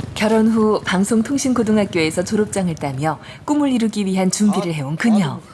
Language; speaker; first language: Korean; native; Korean